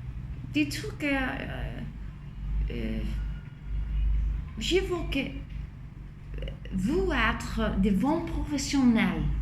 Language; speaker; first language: French; non-native, fluent; Spanish